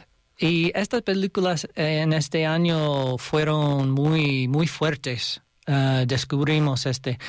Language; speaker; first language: Spanish; non-native, learner; English